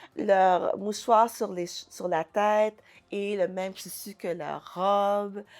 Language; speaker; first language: French; early bilingual, other home language; Haitian Creole